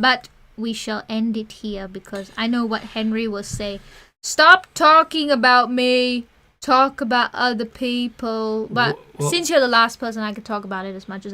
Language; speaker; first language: English; native; English